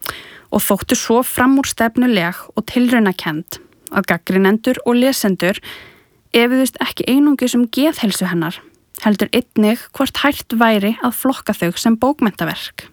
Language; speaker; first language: Icelandic; native; Icelandic